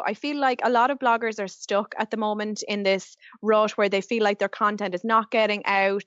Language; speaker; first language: English; native; English